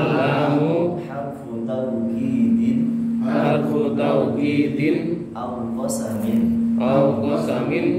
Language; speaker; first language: Arabic; non-native, fluent; Indonesian